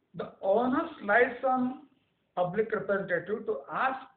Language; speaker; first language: English; non-native, local second language; Telugu